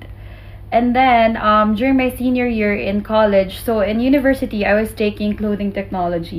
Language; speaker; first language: English; non-native, local second language; Filipino